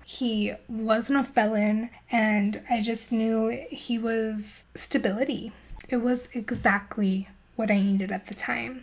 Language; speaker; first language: English; native; English